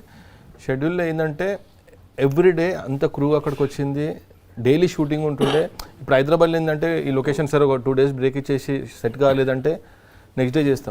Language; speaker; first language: Telugu; native; Telugu